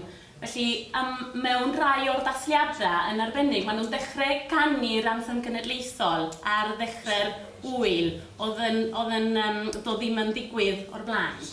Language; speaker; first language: Welsh; non-native, fluent; Spanish